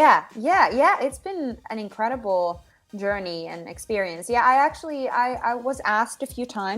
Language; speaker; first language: English; non-native, fluent; Finnish